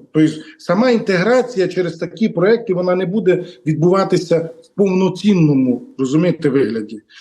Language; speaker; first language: Ukrainian; non-native, local second language; Romany